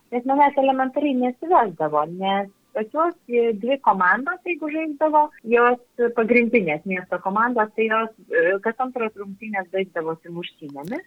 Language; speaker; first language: Lithuanian; native; Lithuanian